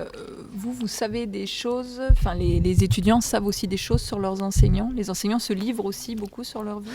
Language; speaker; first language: French; native; French